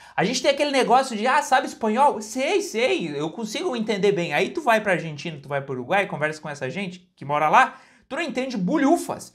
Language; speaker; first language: Portuguese; native; Portuguese